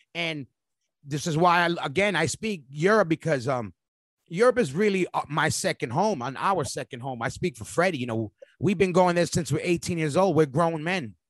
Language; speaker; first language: English; native; English